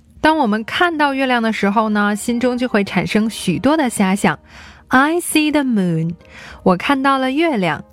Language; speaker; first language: Chinese; native; Chinese